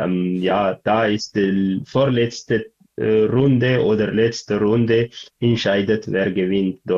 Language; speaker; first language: German; non-native, learner; Tigrinya